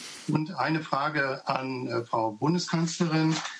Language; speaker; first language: German; native; German